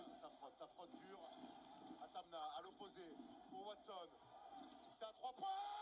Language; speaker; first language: French; native; French